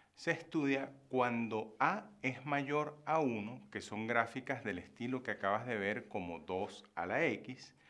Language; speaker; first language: Spanish; native; Spanish